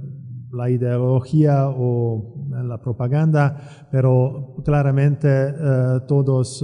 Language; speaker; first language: Spanish; non-native, fluent; Hungarian